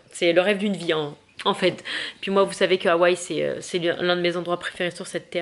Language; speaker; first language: French; native; French